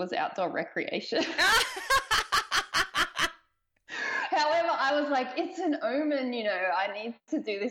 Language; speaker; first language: English; native; English